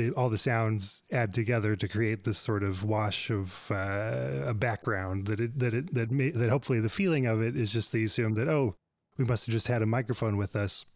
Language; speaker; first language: English; native; English